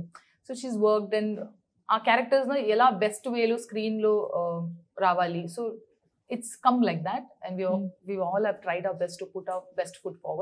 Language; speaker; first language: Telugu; non-native, learner; Kannada